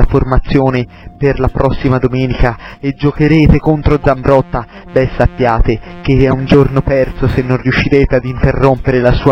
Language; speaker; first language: Italian; native; Italian